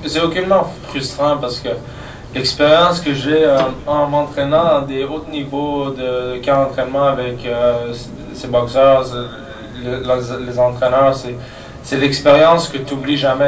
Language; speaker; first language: French; native; French